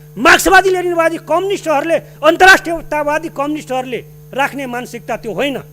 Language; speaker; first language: Nepali; non-native, local second language; Maithili